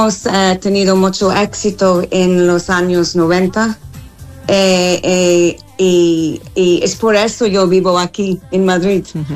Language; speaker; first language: Spanish; non-native, fluent; English